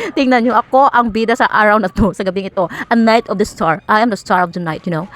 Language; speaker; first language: Filipino; non-native, local second language; Cebuano